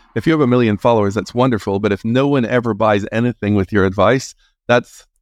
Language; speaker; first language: English; native; English